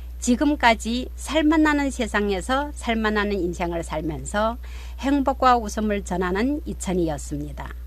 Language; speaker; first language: Korean; native; Korean